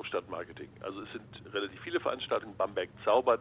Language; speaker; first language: German; native; German